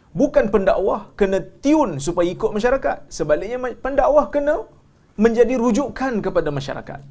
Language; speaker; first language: Malay; native; Malay